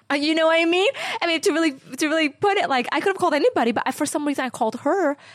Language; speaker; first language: English; early bilingual, other home language; Vietnamese